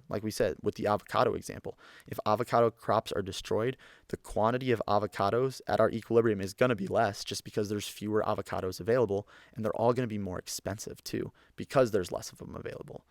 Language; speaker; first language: English; native; English